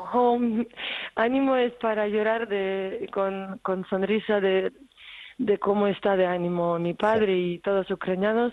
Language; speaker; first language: Spanish; non-native, fluent; Ukrainian